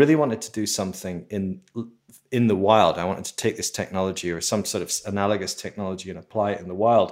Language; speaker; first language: English; native; English